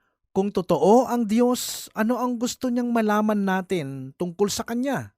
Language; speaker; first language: Filipino; native; Filipino